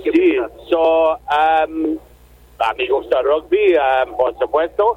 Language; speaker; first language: Spanish; non-native, learner; English